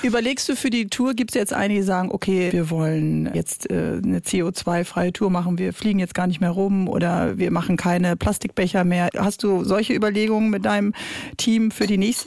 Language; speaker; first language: German; native; German